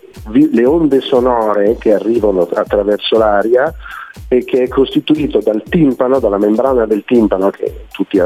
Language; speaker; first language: Italian; native; Italian